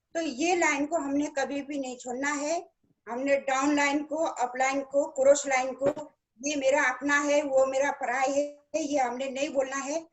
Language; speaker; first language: Hindi; non-native, local second language; Nepali